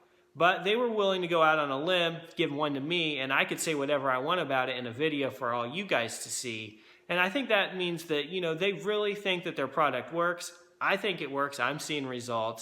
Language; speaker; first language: English; native; English